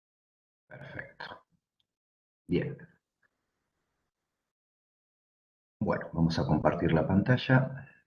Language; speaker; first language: Spanish; native; Spanish